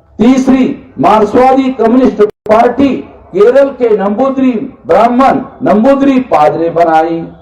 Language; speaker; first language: Hindi; non-native, local second language; Marathi